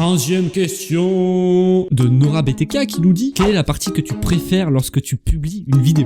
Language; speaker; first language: French; native; French